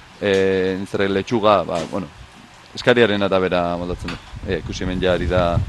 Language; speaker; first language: Basque; native; Basque